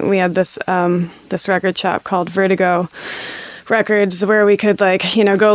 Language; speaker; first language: English; native; English